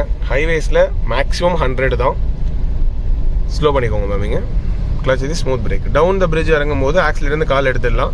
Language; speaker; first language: Tamil; native; Tamil